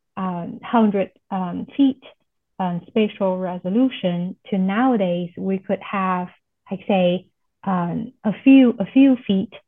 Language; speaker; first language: English; non-native, fluent; Chinese